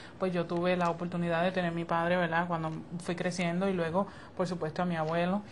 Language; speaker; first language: Spanish; early bilingual, heritage; Spanish